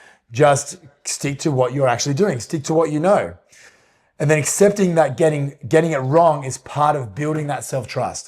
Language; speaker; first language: English; native; English